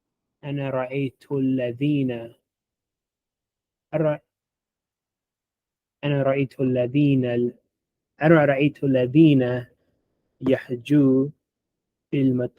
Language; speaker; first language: Arabic; non-native, learner; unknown